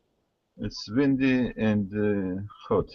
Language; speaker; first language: English; non-native, learner; Russian